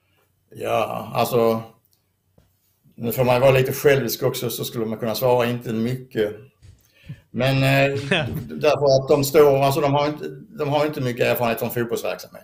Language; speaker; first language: Swedish; native; Swedish